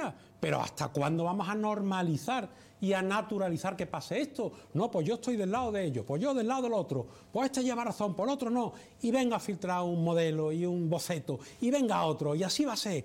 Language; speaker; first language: Spanish; native; Spanish